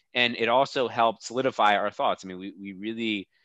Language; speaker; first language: English; native; English